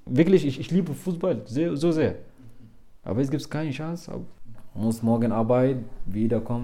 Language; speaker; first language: German; non-native, learner; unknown